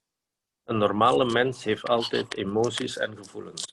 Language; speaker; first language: Dutch; non-native, fluent; Indonesian